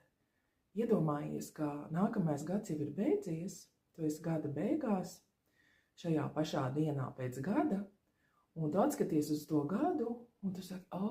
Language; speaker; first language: Latvian; native; Latvian